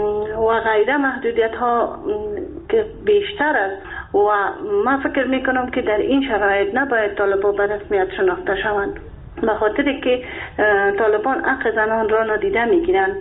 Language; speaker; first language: Persian; native; Persian